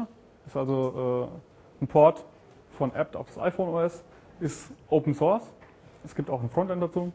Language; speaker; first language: German; native; German